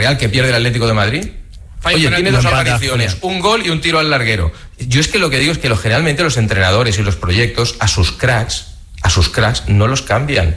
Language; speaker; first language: Spanish; native; Spanish